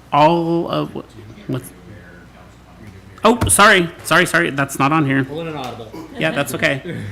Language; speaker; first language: English; native; English